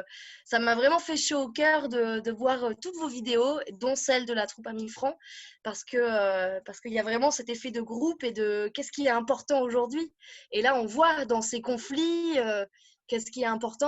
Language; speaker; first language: French; native; French